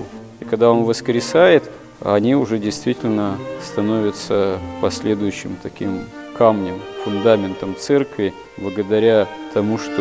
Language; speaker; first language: Russian; native; Russian